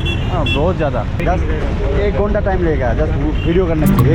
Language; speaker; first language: Hindi; non-native, learner; Bangla